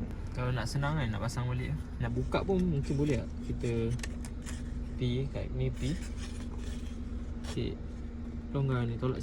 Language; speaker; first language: Malay; native; Malay